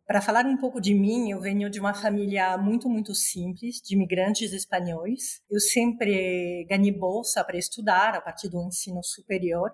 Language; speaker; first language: Portuguese; non-native, fluent; Spanish